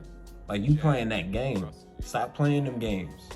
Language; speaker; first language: English; native; English